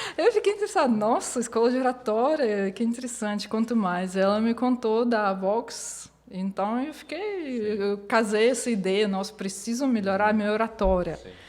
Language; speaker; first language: Portuguese; non-native, fluent; Russian